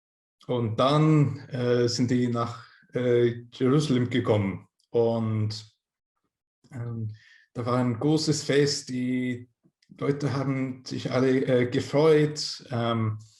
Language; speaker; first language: German; non-native, fluent; English